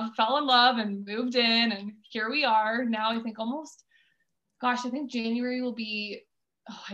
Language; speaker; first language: English; native; English